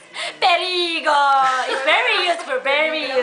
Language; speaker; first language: English; non-native, learner; Japanese